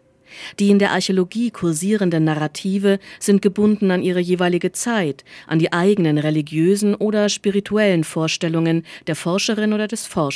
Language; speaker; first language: German; native; German